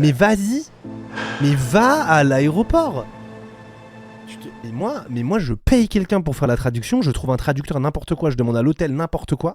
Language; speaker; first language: French; native; French